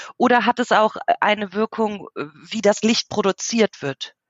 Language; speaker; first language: German; native; German